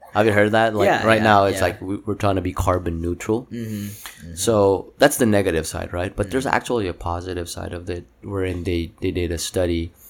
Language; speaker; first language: English; non-native, local second language; Cebuano